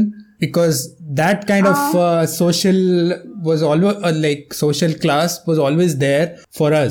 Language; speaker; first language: English; non-native, local second language; Kannada